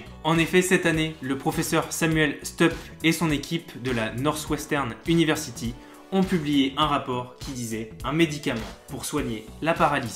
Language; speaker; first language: French; native; French